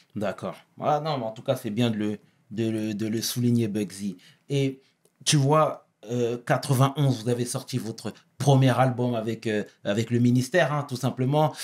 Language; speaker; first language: French; native; French